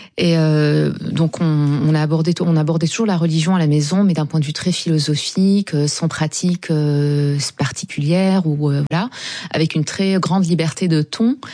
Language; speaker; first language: French; non-native, local second language; Arabic